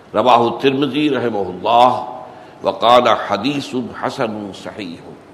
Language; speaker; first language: Urdu; native; Urdu